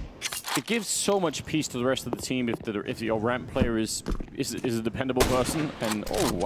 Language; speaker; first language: English; native; English